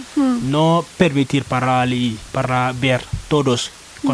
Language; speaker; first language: Spanish; non-native, learner; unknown